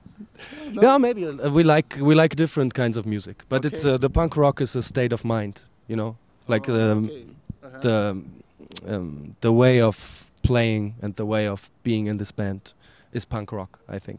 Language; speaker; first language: English; non-native, fluent; German